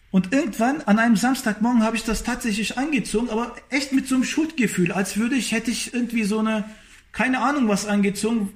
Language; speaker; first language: German; early bilingual, other home language; Turkish